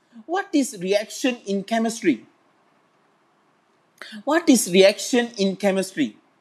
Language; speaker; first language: English; non-native, local second language; Malay